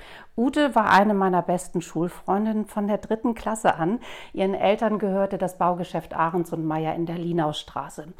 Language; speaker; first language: German; native; German